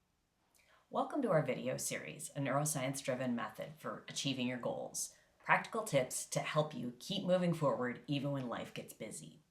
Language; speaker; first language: English; native; English